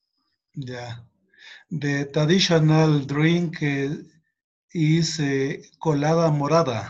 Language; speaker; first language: English; non-native, learner; Spanish